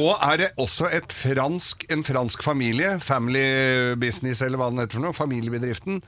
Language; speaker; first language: Norwegian; native; Norwegian